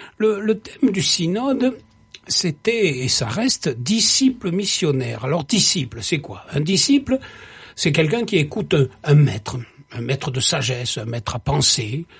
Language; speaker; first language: French; native; French